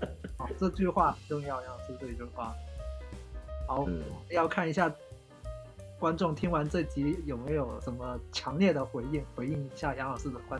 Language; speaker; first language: Chinese; non-native, local second language; Cantonese